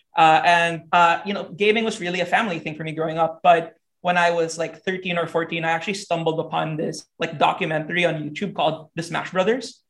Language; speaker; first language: English; non-native, local second language; Hiligaynon